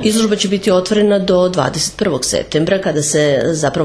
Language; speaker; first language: Serbian; native; Serbian